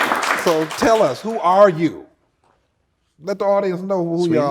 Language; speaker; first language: English; native; English